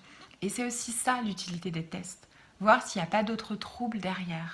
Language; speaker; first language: French; native; French